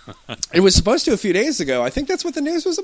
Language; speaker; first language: English; native; English